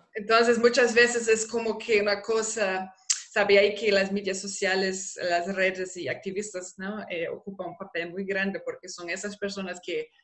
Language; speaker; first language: Spanish; non-native, fluent; German